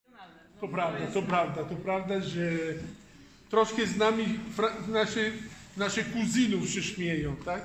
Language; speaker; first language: Polish; non-native, fluent; Italian